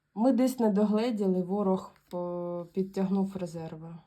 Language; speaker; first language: Ukrainian; native; Ukrainian